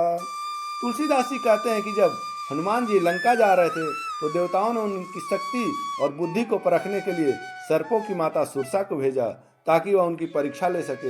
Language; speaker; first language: Hindi; native; Hindi